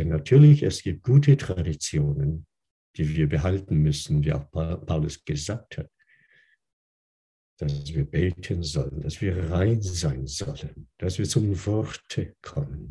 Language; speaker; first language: German; non-native, fluent; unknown